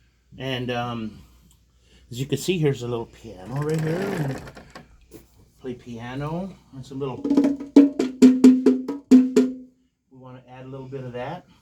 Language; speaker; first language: English; native; English